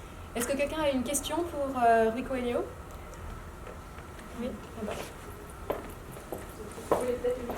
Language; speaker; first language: French; native; French